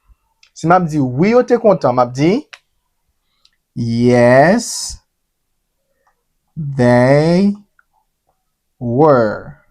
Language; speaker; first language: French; non-native, learner; Haitian Creole